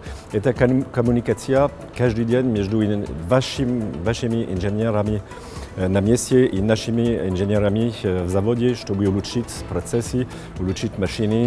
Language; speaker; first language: Russian; non-native, fluent; French